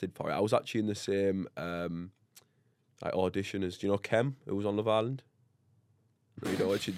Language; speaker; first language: English; native; English